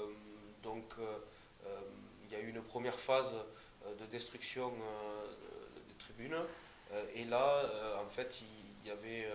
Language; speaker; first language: French; native; French